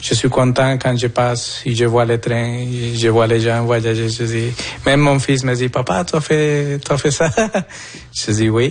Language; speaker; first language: French; non-native, fluent; Spanish